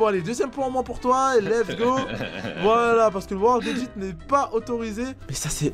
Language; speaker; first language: French; native; French